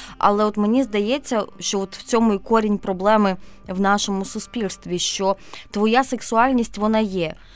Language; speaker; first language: Ukrainian; native; Ukrainian